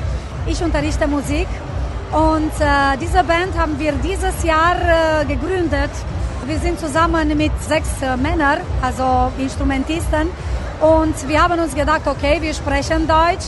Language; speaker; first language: German; non-native, local second language; Romanian